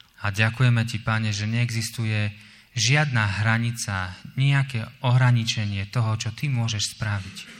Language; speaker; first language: Slovak; native; Slovak